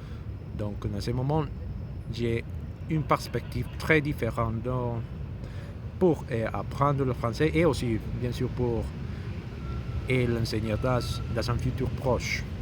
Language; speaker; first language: French; non-native, learner; Spanish